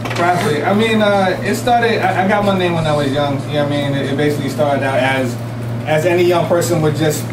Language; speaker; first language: English; native; English